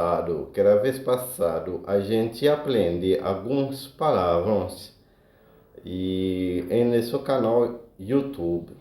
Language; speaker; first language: Portuguese; non-native, learner; Haitian Creole